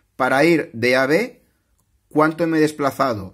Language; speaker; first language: Spanish; non-native, local second language; Catalan